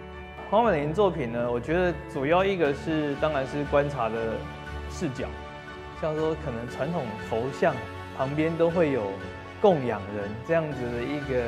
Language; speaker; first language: Chinese; native; Chinese